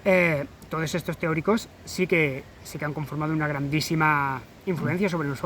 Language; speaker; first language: Spanish; native; Spanish